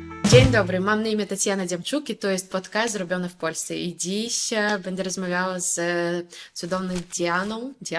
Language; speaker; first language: Polish; non-native, fluent; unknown